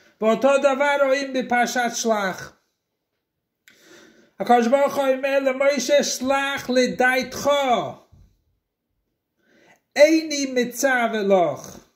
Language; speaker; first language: Hebrew; non-native, fluent; English